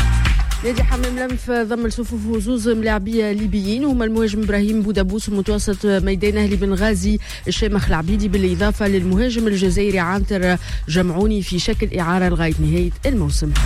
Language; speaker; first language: Arabic; native; Arabic